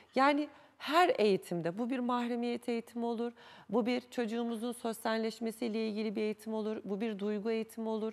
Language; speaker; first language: Turkish; native; Turkish